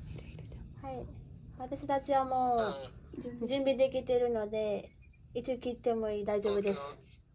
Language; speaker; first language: Japanese; non-native, learner; Nepali